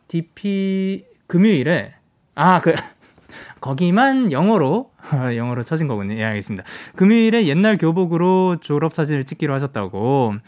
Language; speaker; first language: Korean; native; Korean